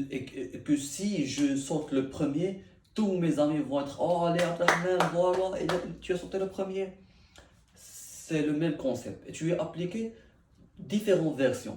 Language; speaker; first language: French; non-native, learner; Arabic